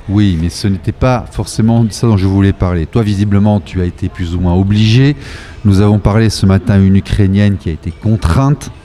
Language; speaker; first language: French; native; French